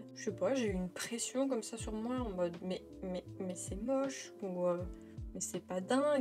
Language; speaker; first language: French; native; French